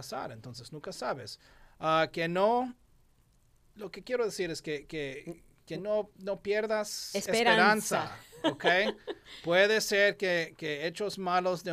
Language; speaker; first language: Spanish; non-native, fluent; English